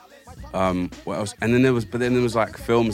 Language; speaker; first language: English; native; English